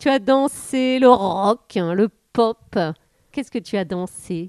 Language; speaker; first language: French; native; French